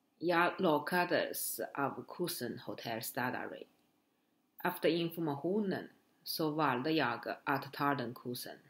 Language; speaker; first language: Swedish; non-native, learner; Chinese